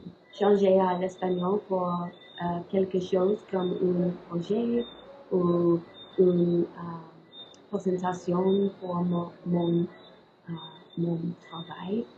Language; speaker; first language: French; non-native, learner; English